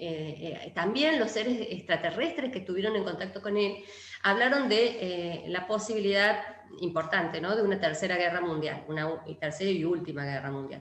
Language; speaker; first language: Spanish; native; Spanish